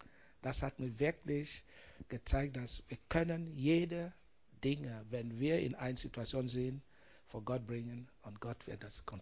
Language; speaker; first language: German; non-native, learner; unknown